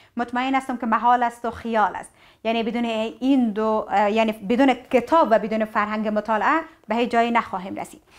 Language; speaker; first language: Persian; native; Persian